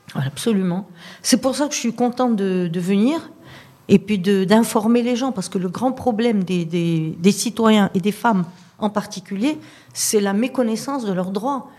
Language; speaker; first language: French; non-native, local second language; Arabic